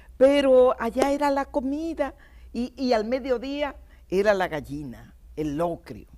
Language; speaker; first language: Spanish; native; Spanish